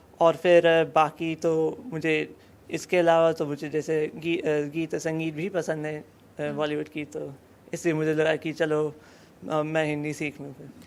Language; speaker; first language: Hindi; early bilingual, heritage; Hindi